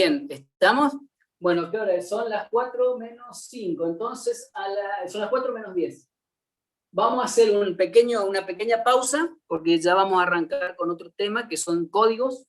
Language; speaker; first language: Spanish; native; Spanish